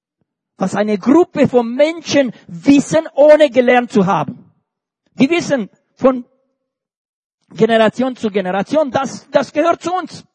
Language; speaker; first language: German; non-native, fluent; Romanian